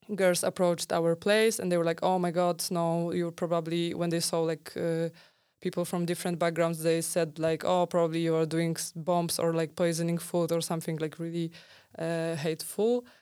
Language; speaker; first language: English; non-native, fluent; Polish